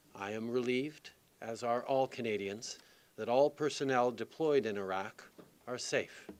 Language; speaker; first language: English; native; English